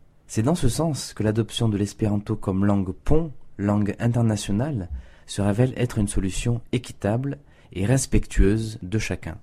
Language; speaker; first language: French; native; French